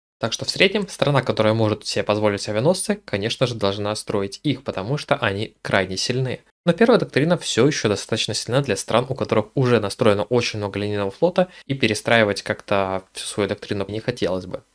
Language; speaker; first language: Russian; native; Russian